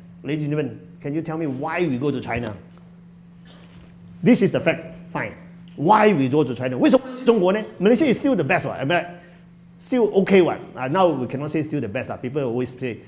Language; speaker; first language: English; non-native, local second language; Chinese